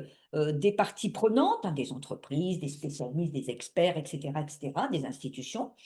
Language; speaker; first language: French; native; French